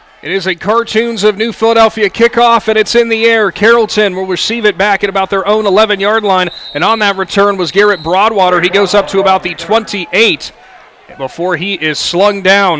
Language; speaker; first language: English; native; English